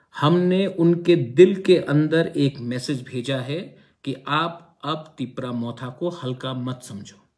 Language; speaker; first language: Hindi; non-native, local second language; Kok Borok